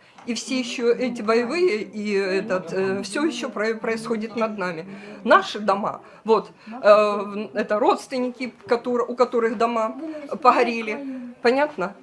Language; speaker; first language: Russian; native; Russian